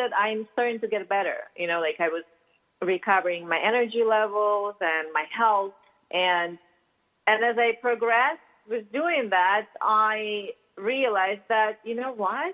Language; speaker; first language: English; non-native, fluent; Russian